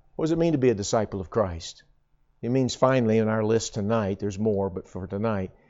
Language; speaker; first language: English; native; English